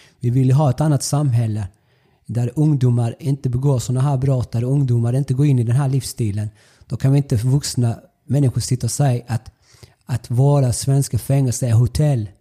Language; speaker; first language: Swedish; early bilingual, other home language; Spanish